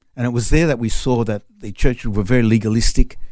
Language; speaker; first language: English; non-native, local second language; French